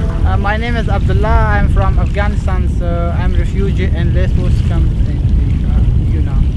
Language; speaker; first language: English; non-native, learner; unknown